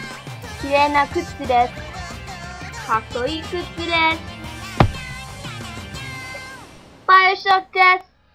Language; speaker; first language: Japanese; non-native, learner; English